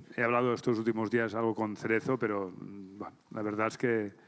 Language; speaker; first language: Spanish; non-native, local second language; Catalan